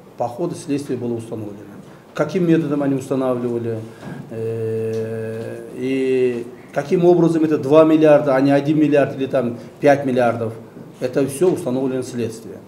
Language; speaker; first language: Russian; non-native, local second language; Kyrgyz